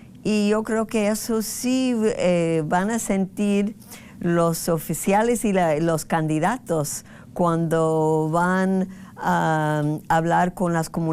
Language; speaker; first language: Spanish; non-native, fluent; English